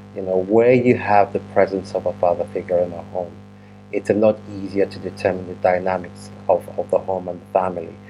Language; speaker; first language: English; non-native, local second language; Yoruba